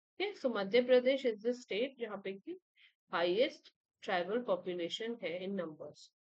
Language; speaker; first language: English; non-native, local second language; Hindi